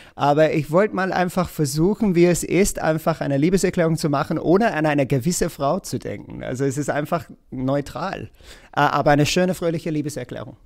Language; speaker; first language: German; non-native, fluent; English